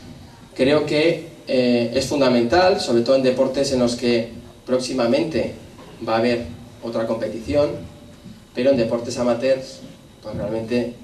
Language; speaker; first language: Spanish; native; Spanish